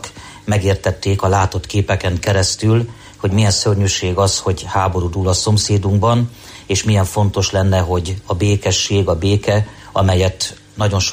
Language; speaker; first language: Hungarian; native; Hungarian